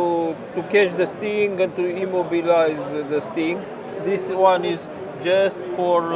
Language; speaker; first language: English; non-native, learner; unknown